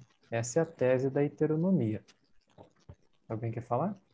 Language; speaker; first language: Portuguese; native; Portuguese